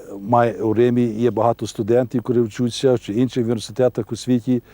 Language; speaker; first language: Ukrainian; early bilingual, heritage; Ukrainian